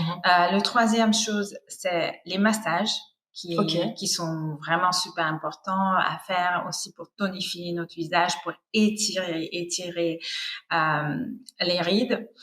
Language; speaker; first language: French; non-native, fluent; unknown